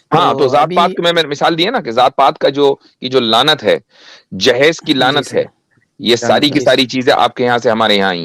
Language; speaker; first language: Hindi; native; Hindi